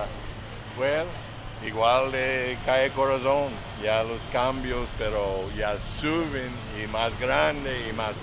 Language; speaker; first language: Spanish; non-native, learner; English